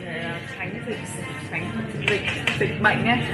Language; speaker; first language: Vietnamese; native; Vietnamese